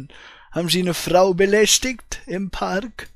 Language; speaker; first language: German; native; German